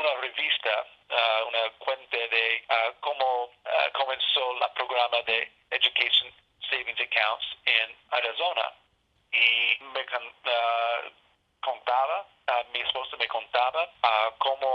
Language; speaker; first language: Spanish; non-native, learner; English